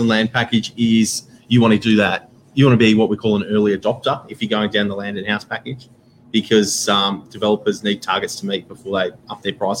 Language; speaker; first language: English; native; English